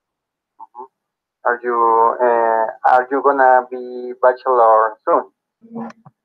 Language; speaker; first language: English; non-native, learner; Spanish